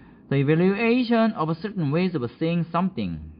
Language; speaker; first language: English; non-native, fluent; Korean